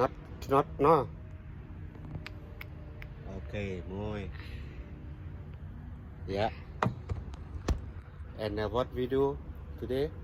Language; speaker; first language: English; non-native, learner; Thai